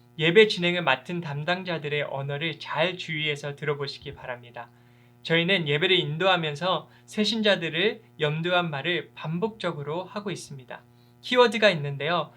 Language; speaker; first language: Korean; early bilingual, heritage; Korean